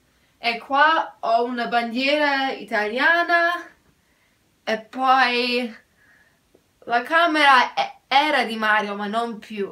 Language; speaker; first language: Italian; early bilingual, heritage; Italian